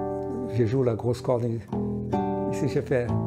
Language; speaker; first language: French; non-native, fluent; Portuguese